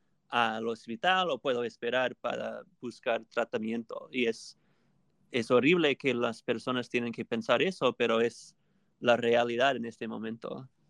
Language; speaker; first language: Spanish; non-native, fluent; English